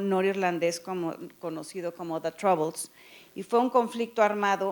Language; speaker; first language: Spanish; native; Spanish